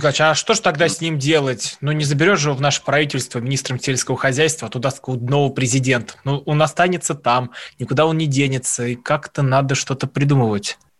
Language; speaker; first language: Russian; native; Russian